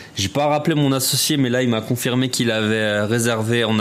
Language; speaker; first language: French; native; French